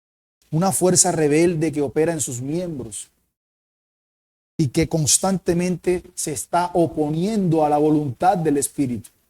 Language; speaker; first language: Spanish; native; Spanish